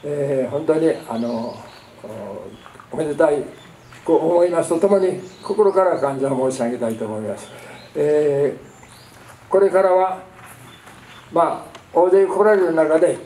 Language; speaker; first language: Japanese; native; Japanese